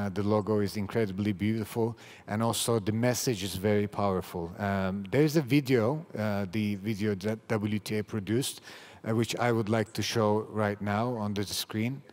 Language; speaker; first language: English; non-native, fluent; Turkish